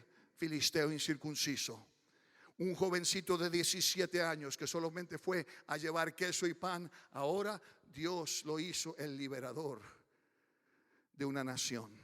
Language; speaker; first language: Spanish; early bilingual, heritage; Spanish